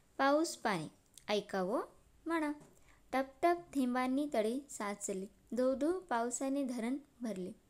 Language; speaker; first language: Marathi; non-native, local second language; Urdu